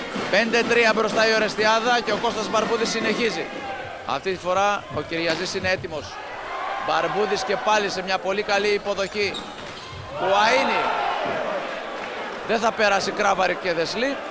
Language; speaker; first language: Greek; native; Greek